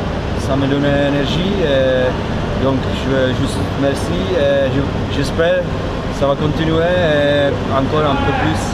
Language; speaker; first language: French; non-native, learner; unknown